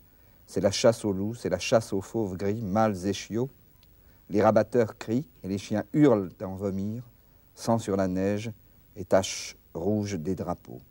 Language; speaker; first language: French; native; French